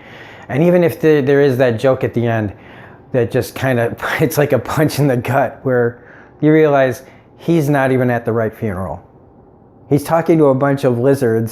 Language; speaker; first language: English; native; English